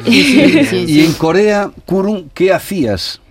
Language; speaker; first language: Spanish; native; Spanish